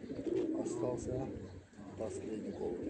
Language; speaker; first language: Russian; non-native, local second language; Azerbaijani